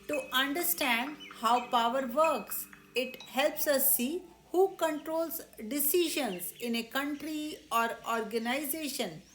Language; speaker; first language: English; non-native, local second language; Hindi